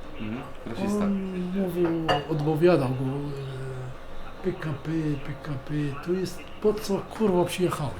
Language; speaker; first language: Polish; non-native, learner; Arabic